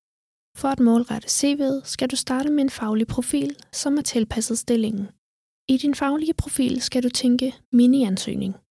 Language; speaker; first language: Danish; native; Danish